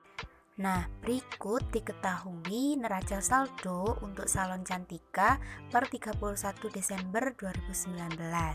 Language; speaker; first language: Indonesian; native; Indonesian